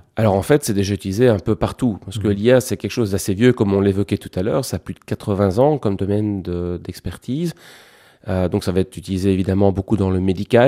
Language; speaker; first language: French; native; French